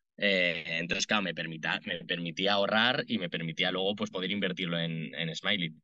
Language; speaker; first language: Spanish; native; Spanish